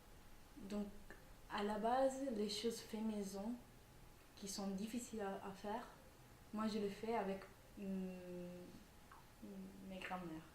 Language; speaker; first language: French; non-native, fluent; Italian